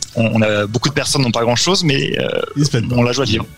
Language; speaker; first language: French; native; French